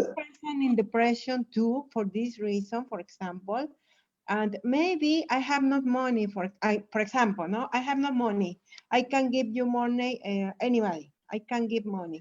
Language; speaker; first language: English; non-native, learner; Spanish